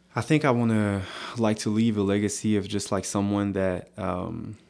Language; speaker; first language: English; non-native, fluent; French